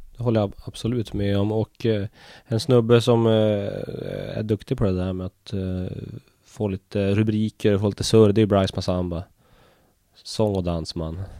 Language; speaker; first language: Swedish; native; Swedish